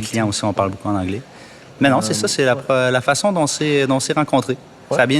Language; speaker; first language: French; native; French